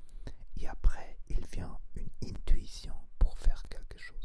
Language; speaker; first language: French; non-native, learner; Spanish